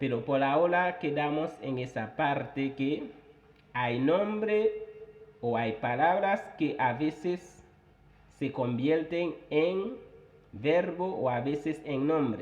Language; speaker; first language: Spanish; non-native, fluent; Haitian Creole